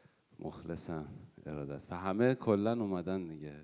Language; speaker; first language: Persian; native; Persian